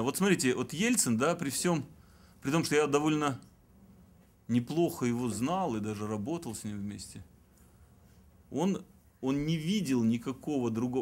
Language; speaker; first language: Russian; native; Russian